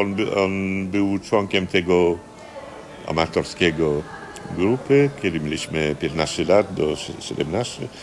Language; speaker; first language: Polish; non-native, fluent; French